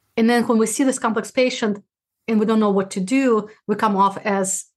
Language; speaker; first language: English; non-native, fluent; Uzbek